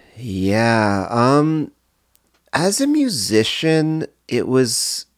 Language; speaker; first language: English; native; English